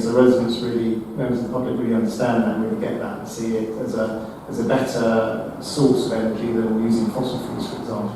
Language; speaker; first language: English; native; English